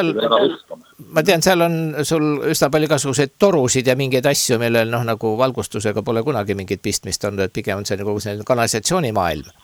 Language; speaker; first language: Estonian; native; Estonian